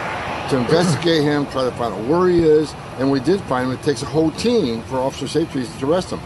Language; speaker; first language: English; native; English